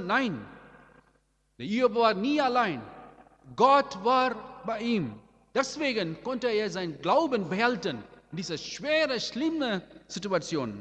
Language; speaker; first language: German; non-native, learner; Amharic